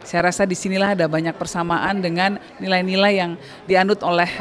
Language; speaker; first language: Indonesian; native; Indonesian